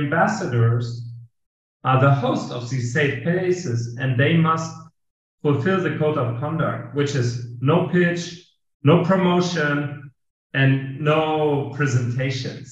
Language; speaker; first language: English; non-native, fluent; German